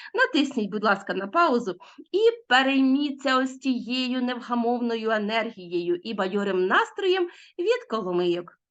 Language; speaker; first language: Ukrainian; native; Ukrainian